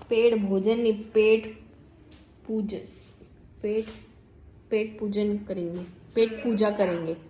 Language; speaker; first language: Hindi; non-native, local second language; Malayalam